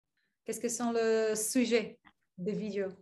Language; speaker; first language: French; non-native, learner; English